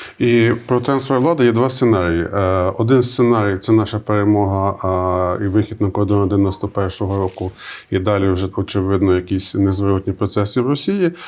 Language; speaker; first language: Ukrainian; native; Ukrainian